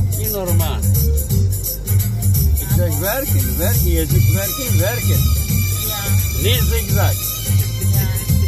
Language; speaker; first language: Dutch; non-native, learner; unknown